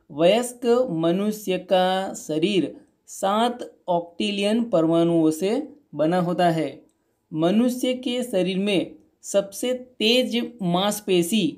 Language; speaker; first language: Hindi; non-native, local second language; Gujarati